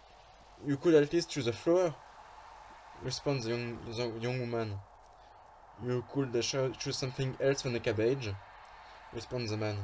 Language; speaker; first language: English; non-native, fluent; French